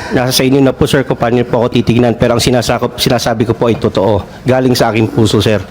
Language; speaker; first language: Filipino; non-native, local second language; Cebuano